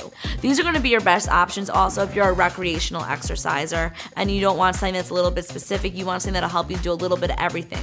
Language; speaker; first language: English; native; English